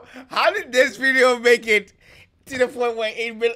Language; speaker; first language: English; native; English